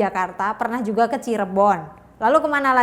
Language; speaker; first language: Indonesian; native; Indonesian